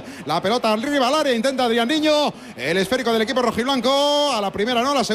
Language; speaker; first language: Spanish; native; Spanish